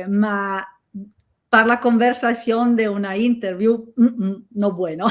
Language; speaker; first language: Spanish; non-native, learner; Italian